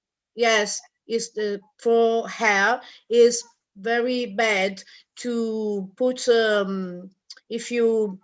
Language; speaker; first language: English; non-native, learner; Italian